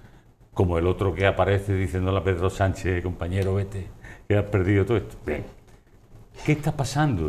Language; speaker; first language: Spanish; native; Spanish